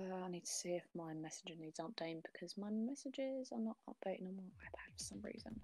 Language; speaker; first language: English; native; English